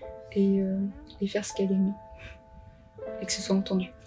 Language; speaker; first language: French; non-native, fluent; Persian